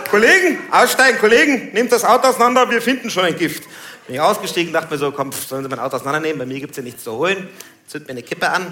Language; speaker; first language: German; native; German